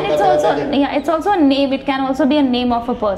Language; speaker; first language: English; non-native, local second language; Hindi